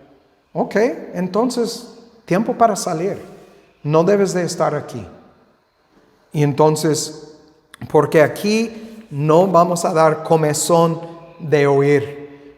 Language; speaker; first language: Spanish; non-native, fluent; English